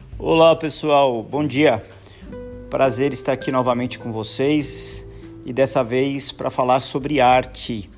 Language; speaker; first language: Portuguese; native; Portuguese